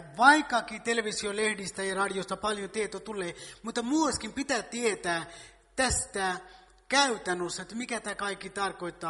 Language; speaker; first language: Finnish; non-native, fluent; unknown